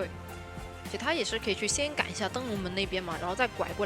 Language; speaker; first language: Chinese; native; Chinese